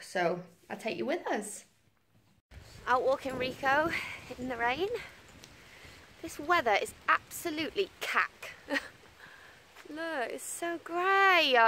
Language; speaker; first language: English; native; English